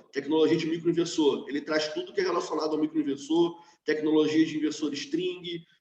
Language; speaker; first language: Portuguese; native; Portuguese